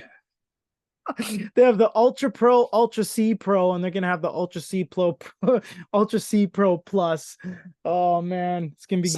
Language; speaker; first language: English; native; English